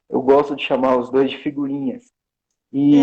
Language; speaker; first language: Portuguese; native; Portuguese